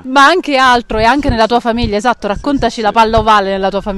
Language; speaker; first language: Italian; native; Italian